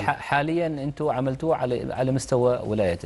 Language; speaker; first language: Arabic; native; Arabic